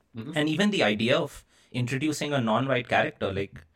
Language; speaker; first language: English; non-native, local second language; Bangla